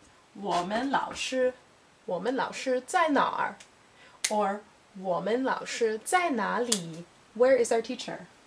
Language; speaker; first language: Chinese; non-native, learner; English